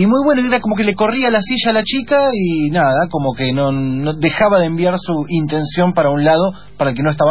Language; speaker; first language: Spanish; native; Spanish